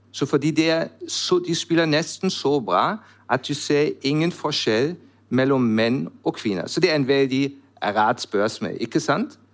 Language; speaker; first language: Norwegian; non-native, learner; German